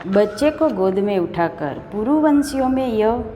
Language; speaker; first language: Hindi; non-native, local second language; Gujarati